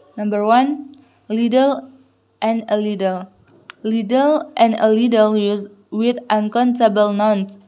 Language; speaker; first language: English; non-native, learner; Indonesian